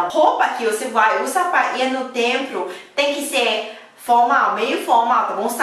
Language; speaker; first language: Portuguese; non-native, fluent; Thai